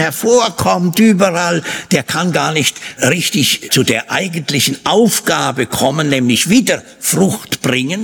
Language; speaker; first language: German; native; German